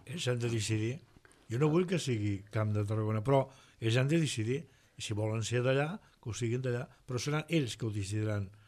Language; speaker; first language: Catalan; native; Catalan